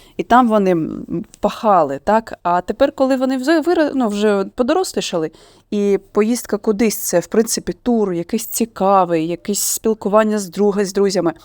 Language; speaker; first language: Ukrainian; non-native, local second language; Russian